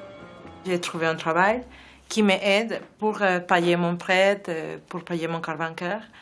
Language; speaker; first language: French; non-native, learner; Spanish